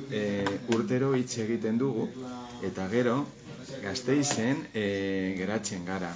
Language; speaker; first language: Basque; non-native, learner; Spanish